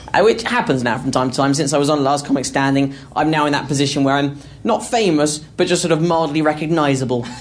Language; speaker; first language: English; native; English